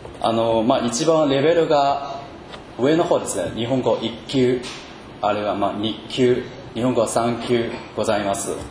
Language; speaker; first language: Japanese; non-native, fluent; Chinese